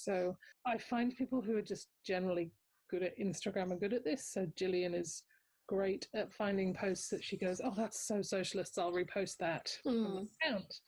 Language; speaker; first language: English; native; English